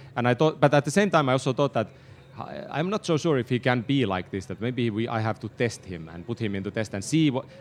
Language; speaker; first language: English; non-native, fluent; Finnish